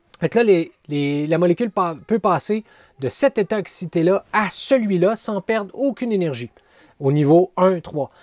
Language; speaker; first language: French; native; French